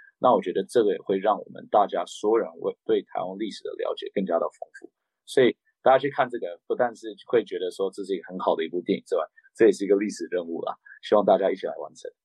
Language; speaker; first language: Chinese; early bilingual, heritage; Chinese